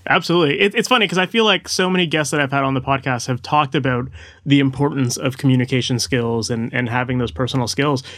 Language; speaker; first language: English; native; English